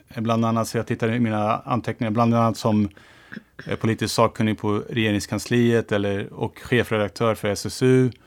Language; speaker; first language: Swedish; early bilingual, other home language; Turoyo